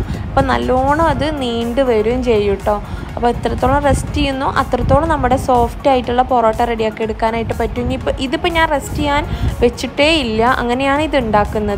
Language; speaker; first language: Malayalam; native; Malayalam